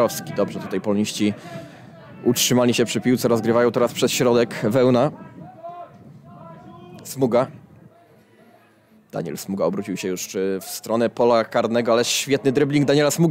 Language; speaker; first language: Polish; native; Polish